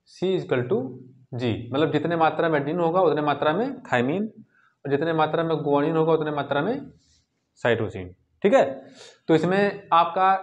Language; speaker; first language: Hindi; native; Hindi